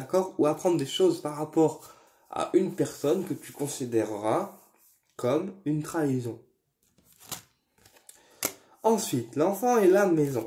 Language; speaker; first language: French; native; French